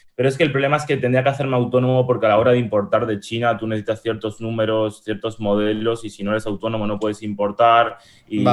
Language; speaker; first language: Spanish; native; Spanish